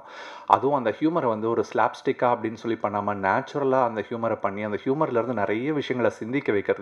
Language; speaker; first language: Tamil; native; Tamil